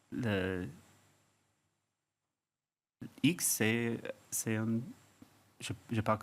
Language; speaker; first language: French; non-native, fluent; English